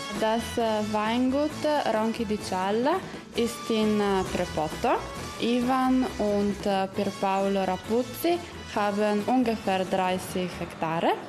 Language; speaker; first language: German; non-native, fluent; Italian